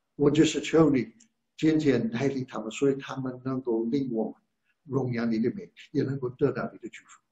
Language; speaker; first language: Chinese; non-native, fluent; English